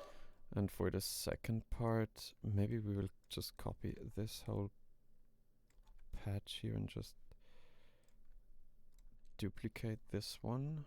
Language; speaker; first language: English; non-native, fluent; German